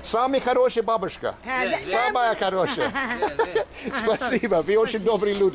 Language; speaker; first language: Russian; non-native, learner; English